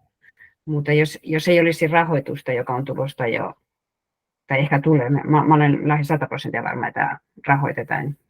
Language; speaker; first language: Finnish; non-native, fluent; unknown